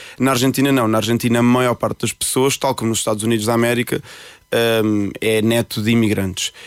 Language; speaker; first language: Portuguese; early bilingual, other home language; Spanish